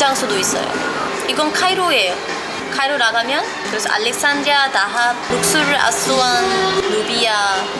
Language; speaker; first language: Korean; non-native, local second language; Arabic